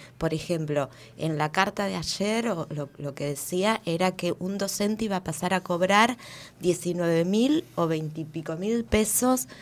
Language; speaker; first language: Spanish; native; Spanish